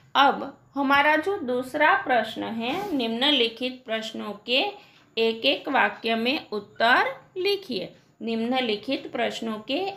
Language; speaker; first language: Hindi; non-native, local second language; Gujarati